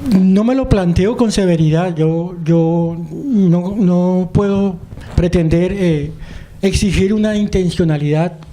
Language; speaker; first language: Spanish; native; Spanish